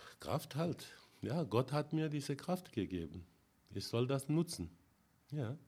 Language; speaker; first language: German; non-native, fluent; Wolof